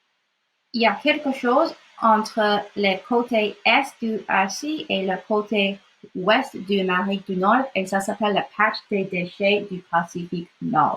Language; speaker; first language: French; non-native, local second language; English